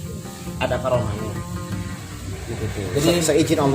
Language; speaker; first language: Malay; non-native, local second language; Javanese